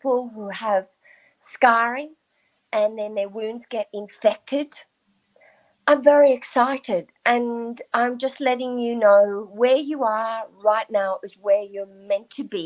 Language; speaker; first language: English; native; English